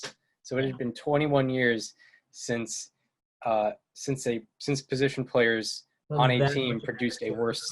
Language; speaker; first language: English; native; English